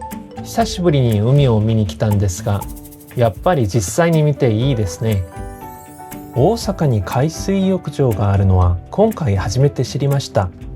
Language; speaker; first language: Japanese; non-native, fluent; Korean